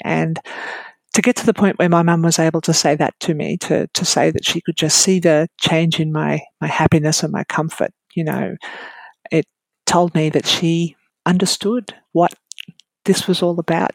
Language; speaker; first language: English; native; English